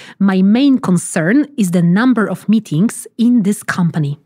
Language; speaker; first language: English; non-native, fluent; Polish